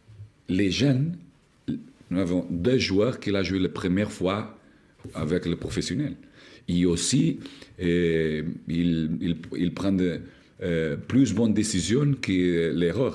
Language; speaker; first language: French; non-native, learner; Portuguese